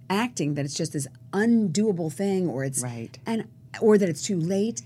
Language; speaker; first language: English; native; English